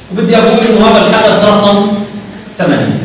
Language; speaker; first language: Arabic; native; Arabic